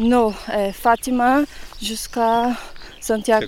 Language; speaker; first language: French; non-native, learner; Portuguese